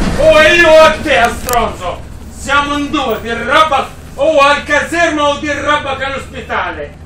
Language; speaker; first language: Italian; non-native, learner; Arabic